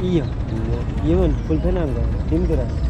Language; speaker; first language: Korean; non-native, learner; Hindi